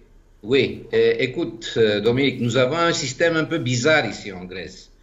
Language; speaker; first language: French; non-native, fluent; Greek